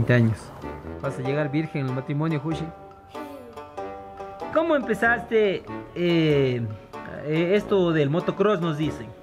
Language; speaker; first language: Spanish; native; Spanish